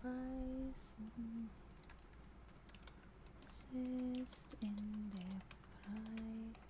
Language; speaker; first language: German; non-native, learner; English